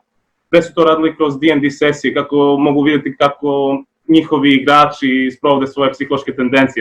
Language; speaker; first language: Bosnian; native; Bosnian